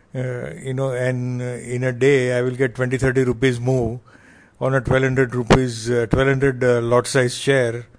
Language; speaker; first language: Hindi; native; Hindi